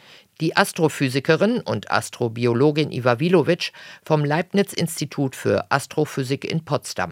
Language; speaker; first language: German; native; German